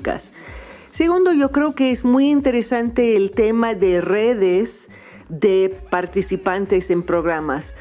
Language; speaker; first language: Spanish; non-native, fluent; English